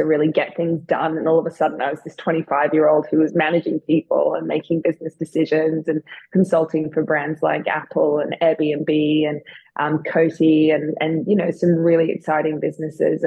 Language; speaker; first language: English; native; English